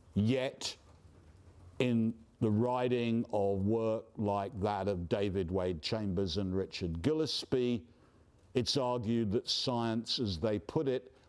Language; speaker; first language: English; native; English